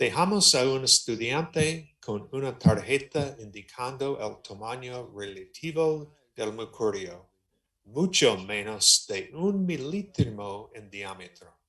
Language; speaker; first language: Spanish; non-native, learner; English